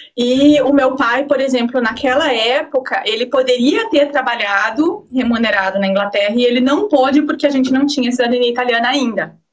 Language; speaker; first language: Portuguese; native; Portuguese